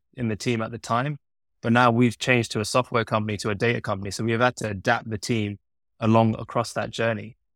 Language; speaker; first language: English; native; English